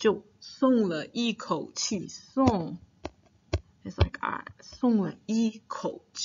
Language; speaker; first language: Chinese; non-native, fluent; English